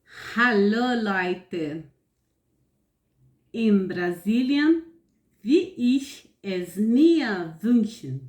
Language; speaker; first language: German; non-native, learner; Portuguese